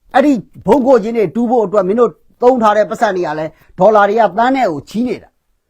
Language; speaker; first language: Burmese; non-native, local second language; Kachin